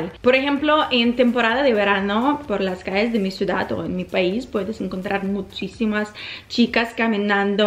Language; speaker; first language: Spanish; non-native, fluent; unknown